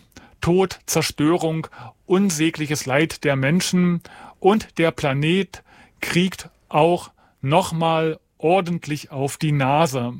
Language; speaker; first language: German; native; German